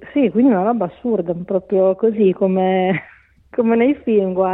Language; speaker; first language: Italian; native; Italian